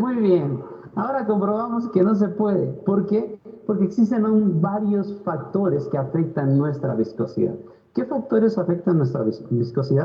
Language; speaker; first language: Spanish; native; Spanish